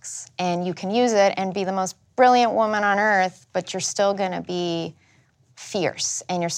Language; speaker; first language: English; early bilingual, other home language; Spanish